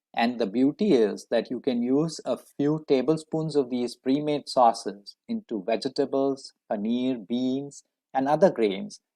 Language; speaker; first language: English; non-native, local second language; Marathi